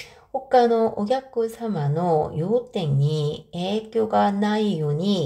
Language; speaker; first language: Japanese; non-native, fluent; Korean